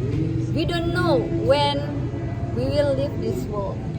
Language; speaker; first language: English; non-native, fluent; Indonesian